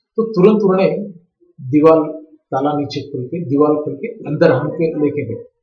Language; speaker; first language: Hindi; non-native, local second language; Marathi